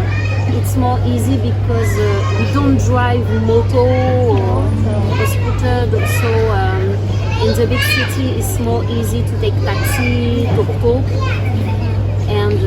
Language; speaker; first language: English; non-native, learner; French